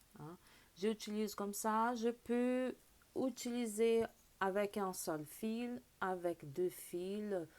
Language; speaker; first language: French; non-native, fluent; Portuguese